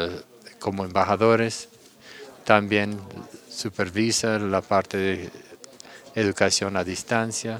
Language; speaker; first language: Spanish; non-native, fluent; English